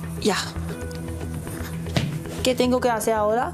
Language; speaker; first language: Spanish; non-native, learner; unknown